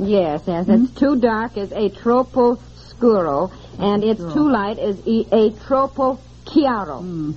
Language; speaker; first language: English; native; English